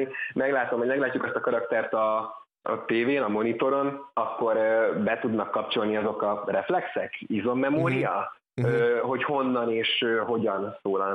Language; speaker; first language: Hungarian; native; Hungarian